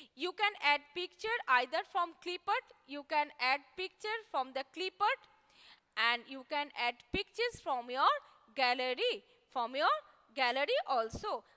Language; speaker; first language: English; non-native, local second language; Bangla